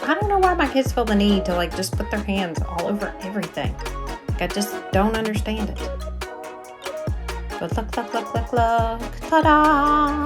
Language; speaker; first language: English; native; English